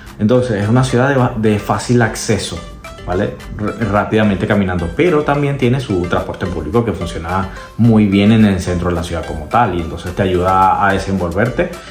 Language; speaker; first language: Spanish; native; Spanish